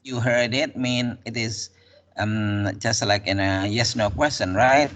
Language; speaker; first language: English; non-native, fluent; Indonesian